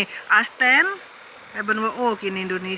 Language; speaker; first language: Dutch; non-native, learner; Indonesian